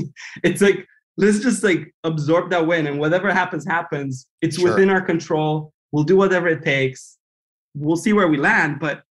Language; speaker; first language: English; non-native, fluent; Romanian